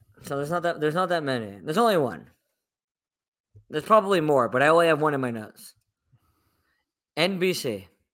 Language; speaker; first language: English; native; English